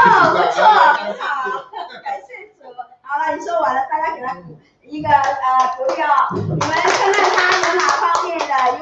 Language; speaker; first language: Chinese; native; Chinese